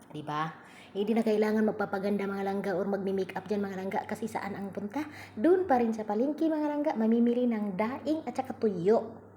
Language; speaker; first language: Filipino; non-native, local second language; Hiligaynon